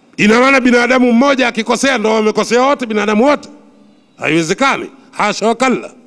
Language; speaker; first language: Swahili; native; Swahili